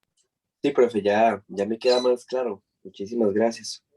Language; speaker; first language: Spanish; native; Spanish